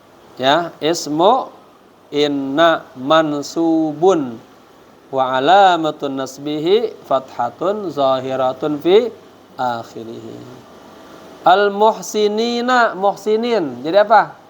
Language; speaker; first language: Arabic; non-native, fluent; Indonesian